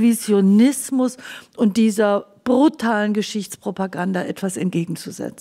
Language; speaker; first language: German; native; German